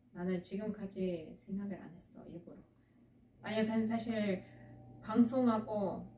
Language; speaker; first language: Korean; non-native, fluent; Russian